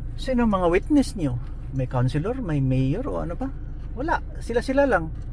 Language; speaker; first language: Filipino; non-native, local second language; Hiligaynon